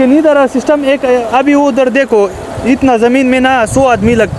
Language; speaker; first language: Hindi; non-native, fluent; Pashto